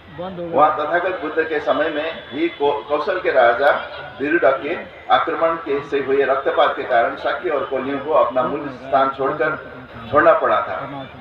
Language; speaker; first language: Hindi; non-native, fluent; Newari